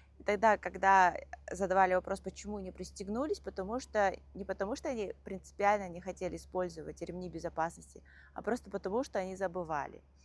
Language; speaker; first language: Russian; native; Russian